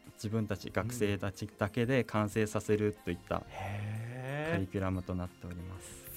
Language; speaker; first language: Japanese; native; Japanese